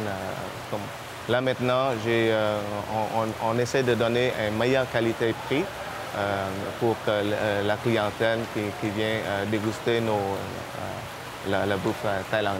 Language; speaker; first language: French; non-native, fluent; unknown